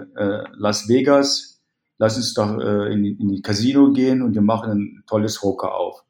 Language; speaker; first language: German; native; German